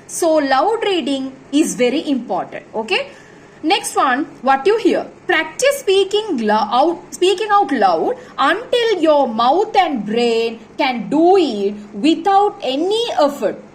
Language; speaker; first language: English; non-native, local second language; Tamil